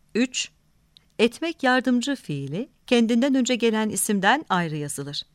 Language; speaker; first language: Turkish; native; Turkish